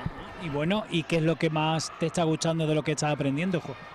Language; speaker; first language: Spanish; native; Spanish